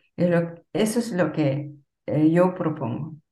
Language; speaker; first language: Spanish; native; Spanish